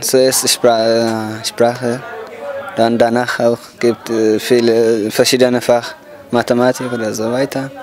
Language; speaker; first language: German; non-native, learner; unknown